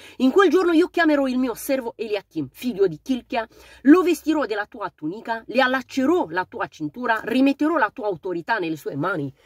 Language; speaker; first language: Italian; non-native, fluent; Romanian